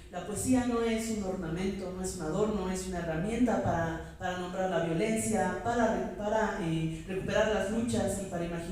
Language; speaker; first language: Spanish; native; Spanish